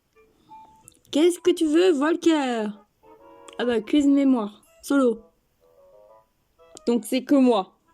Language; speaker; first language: French; native; French